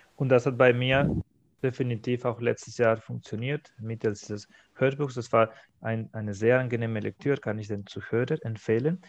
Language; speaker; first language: German; non-native, fluent; Spanish